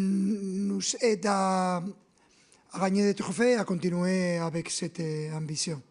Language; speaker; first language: French; non-native, fluent; Spanish